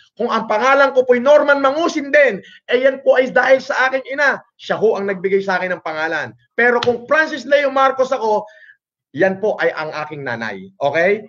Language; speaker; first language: Filipino; non-native, local second language; Iloko